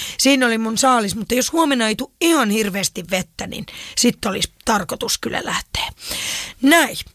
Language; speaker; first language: Finnish; native; Finnish